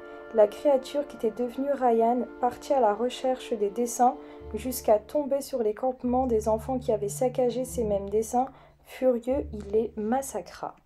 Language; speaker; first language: French; native; French